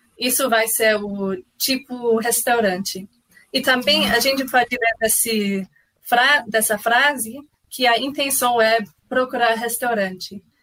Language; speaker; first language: Portuguese; non-native, fluent; English